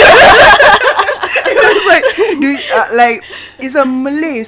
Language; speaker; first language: English; non-native, local second language; Malay